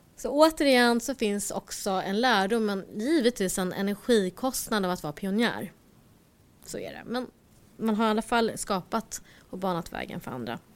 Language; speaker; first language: Swedish; early bilingual, other home language; Korean